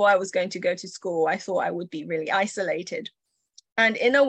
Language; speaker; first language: English; early bilingual, other home language; Chinese